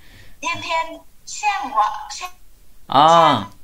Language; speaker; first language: Chinese; non-native, learner; Vietnamese